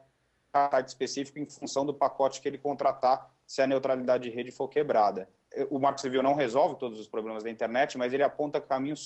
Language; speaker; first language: Portuguese; native; Portuguese